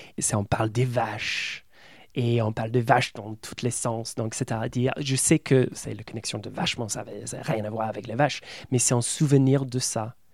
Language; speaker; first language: French; non-native, fluent; English